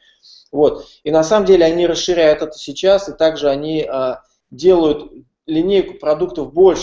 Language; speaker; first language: Russian; native; Russian